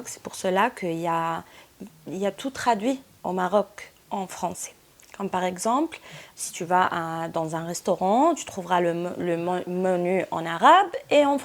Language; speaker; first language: French; non-native, local second language; Arabic